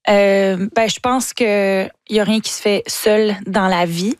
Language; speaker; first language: French; native; French